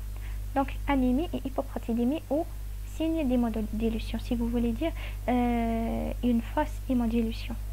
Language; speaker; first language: French; non-native, local second language; Arabic